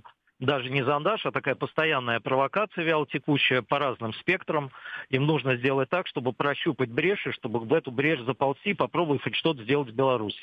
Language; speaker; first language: Russian; native; Russian